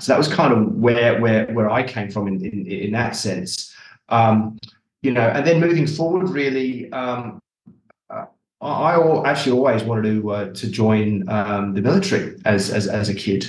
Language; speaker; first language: English; native; English